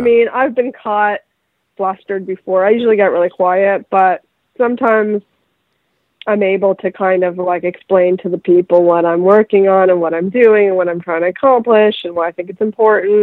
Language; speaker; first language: English; native; English